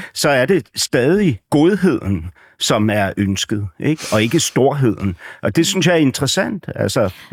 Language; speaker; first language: Danish; native; Danish